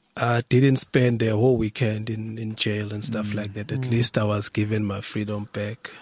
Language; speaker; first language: English; non-native, local second language; Zulu